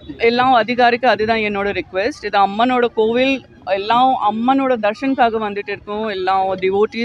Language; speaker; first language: Tamil; non-native, fluent; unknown